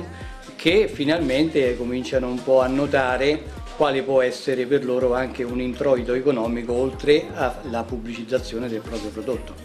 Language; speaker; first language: Italian; native; Italian